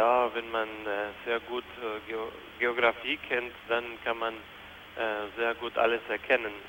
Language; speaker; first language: German; non-native, fluent; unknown